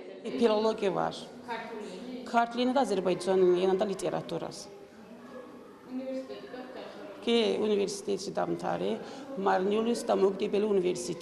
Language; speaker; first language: Georgian; non-native, local second language; Azerbaijani